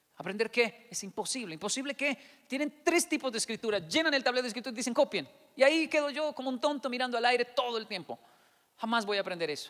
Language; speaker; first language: Spanish; native; Spanish